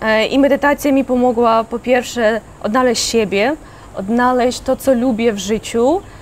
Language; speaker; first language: Polish; non-native, fluent; Ukrainian